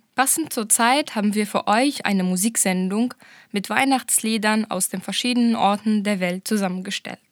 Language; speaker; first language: German; non-native, fluent; Arabic